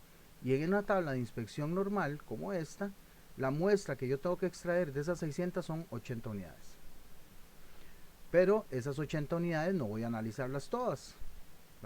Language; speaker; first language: Spanish; native; Spanish